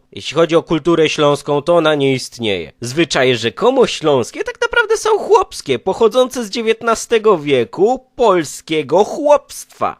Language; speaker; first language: Polish; native; Polish